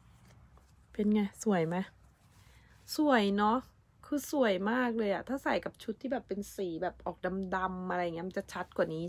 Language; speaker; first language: Thai; native; Thai